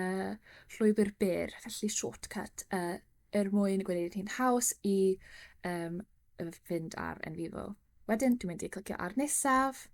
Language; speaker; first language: Welsh; non-native, local second language; English